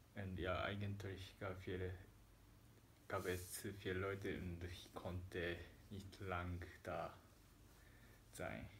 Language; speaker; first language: German; non-native, learner; Japanese